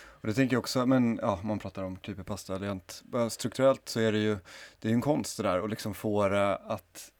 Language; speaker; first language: Swedish; native; Swedish